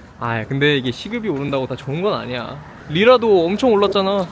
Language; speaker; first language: Korean; native; Korean